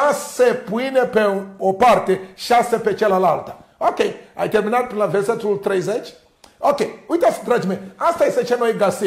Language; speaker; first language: Romanian; non-native, learner; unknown